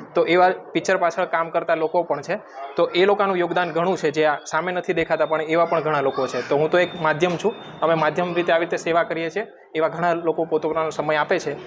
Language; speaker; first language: Gujarati; native; Gujarati